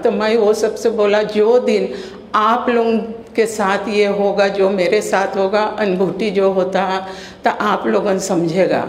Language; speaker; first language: Hindi; early bilingual, heritage; Caribbean Hindustani